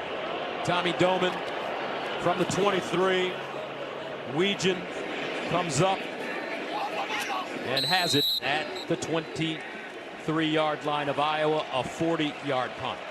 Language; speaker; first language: English; native; English